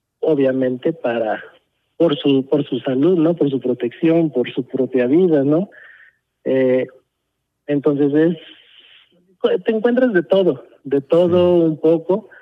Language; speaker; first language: Spanish; early bilingual, heritage; Spanish